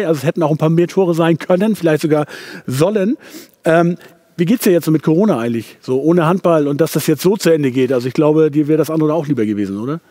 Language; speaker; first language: German; native; German